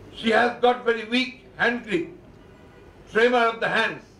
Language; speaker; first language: English; non-native, local second language; Bangla